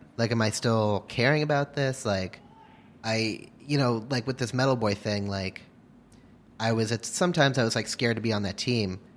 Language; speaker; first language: English; native; English